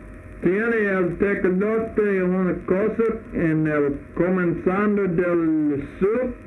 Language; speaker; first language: Spanish; non-native, learner; English